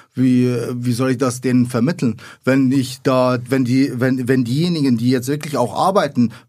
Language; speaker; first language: German; early bilingual, other home language; Arabic